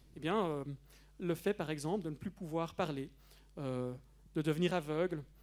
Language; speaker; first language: French; native; French